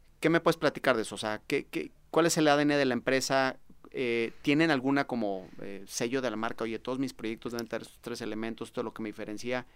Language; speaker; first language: Spanish; native; Spanish